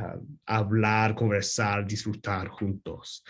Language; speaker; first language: Spanish; non-native, learner; English